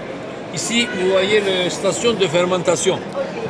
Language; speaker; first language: French; non-native, fluent; Turkish